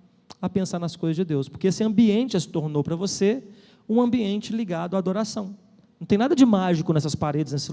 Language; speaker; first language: Portuguese; native; Portuguese